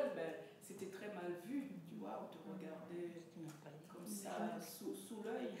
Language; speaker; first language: French; native; French